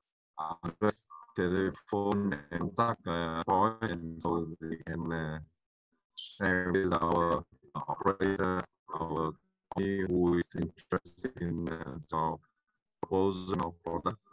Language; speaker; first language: English; non-native, learner; Vietnamese